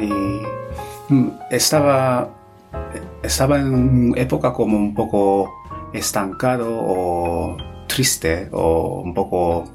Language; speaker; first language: Spanish; non-native, fluent; Japanese